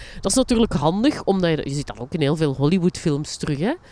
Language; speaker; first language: Dutch; native; Dutch